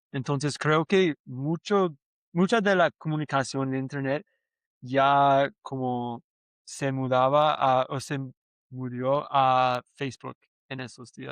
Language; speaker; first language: Spanish; non-native, learner; English